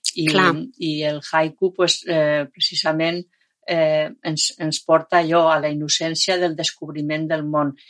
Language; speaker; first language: Catalan; non-native, local second language; Spanish